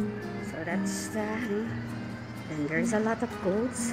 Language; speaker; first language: English; non-native, local second language; Filipino